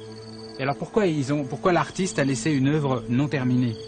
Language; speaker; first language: French; native; French